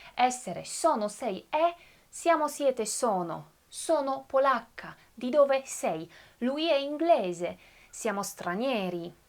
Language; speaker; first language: Italian; non-native, fluent; Polish